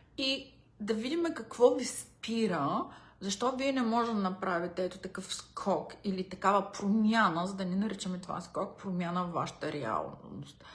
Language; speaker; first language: Bulgarian; early bilingual, heritage; Bulgarian